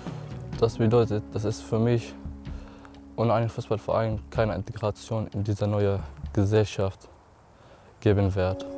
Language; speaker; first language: German; non-native, learner; Arabic